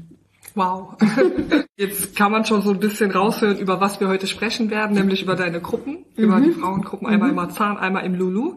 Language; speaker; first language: German; native; German